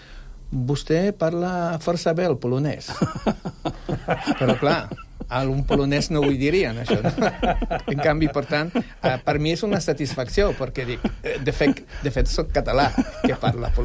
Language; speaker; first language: Catalan; non-native, fluent; Polish